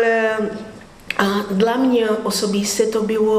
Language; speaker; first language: Polish; non-native, learner; Portuguese